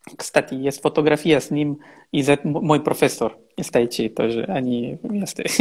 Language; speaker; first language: Russian; non-native, learner; Italian